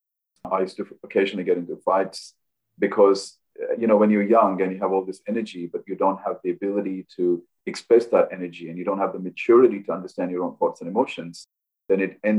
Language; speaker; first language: English; non-native, local second language; Hindi